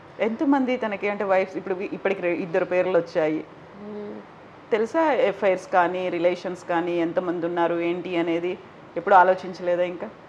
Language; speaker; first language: Telugu; native; Telugu